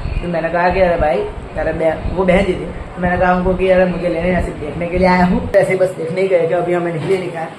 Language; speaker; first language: Hindi; non-native, local second language; Gujarati